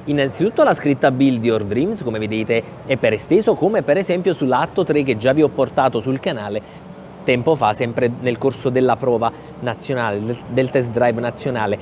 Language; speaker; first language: Italian; native; Italian